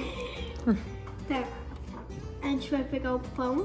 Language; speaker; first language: Portuguese; early bilingual, heritage; English